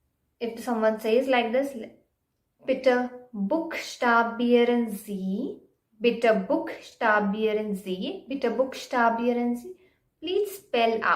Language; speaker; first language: German; non-native, fluent; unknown